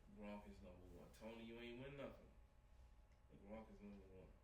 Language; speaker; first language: English; native; English